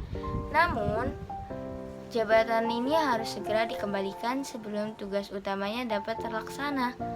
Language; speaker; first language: Indonesian; native; Indonesian